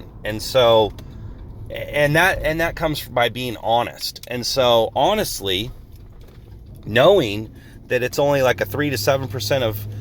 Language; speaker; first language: English; native; English